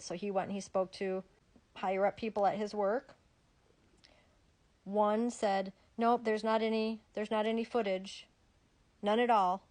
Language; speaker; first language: English; native; English